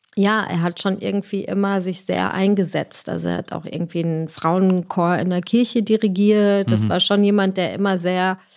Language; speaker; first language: German; native; German